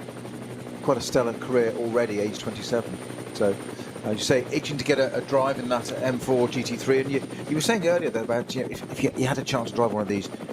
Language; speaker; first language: English; native; English